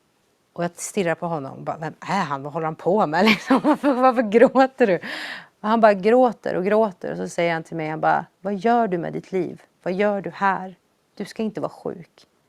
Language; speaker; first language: Swedish; early bilingual, other home language; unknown